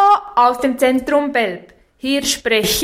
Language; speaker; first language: German; native; German